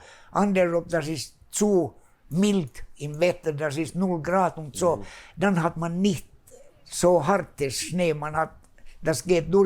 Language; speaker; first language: German; non-native, fluent; Finnish